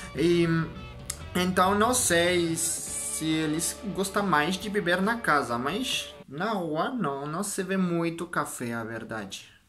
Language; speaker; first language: Portuguese; non-native, learner; French